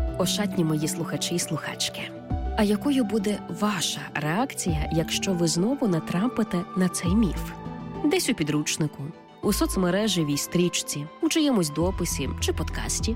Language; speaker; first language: Ukrainian; native; Ukrainian